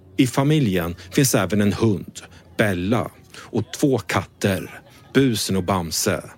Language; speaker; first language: Swedish; native; Swedish